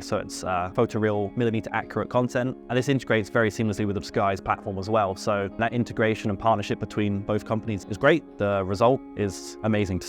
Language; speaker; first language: English; native; English